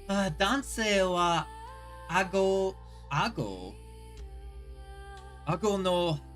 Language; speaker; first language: Japanese; non-native, learner; English